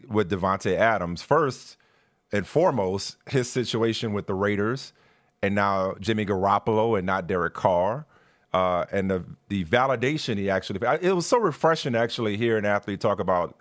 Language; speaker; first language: English; native; English